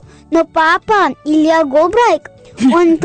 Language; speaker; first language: Russian; early bilingual, heritage; Russian